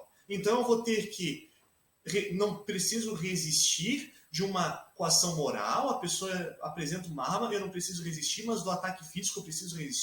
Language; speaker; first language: Portuguese; native; Portuguese